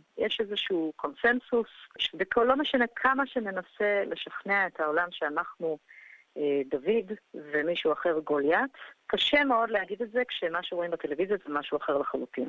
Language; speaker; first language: Hebrew; early bilingual, other home language; English